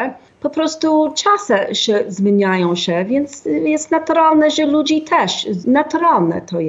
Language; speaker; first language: Polish; non-native, fluent; English